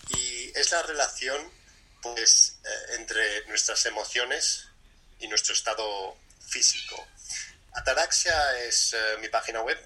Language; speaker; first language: Spanish; early bilingual, other home language; English